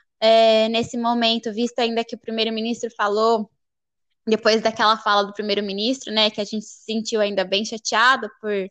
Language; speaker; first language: Portuguese; native; Portuguese